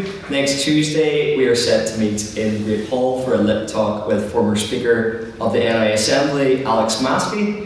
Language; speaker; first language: English; native; English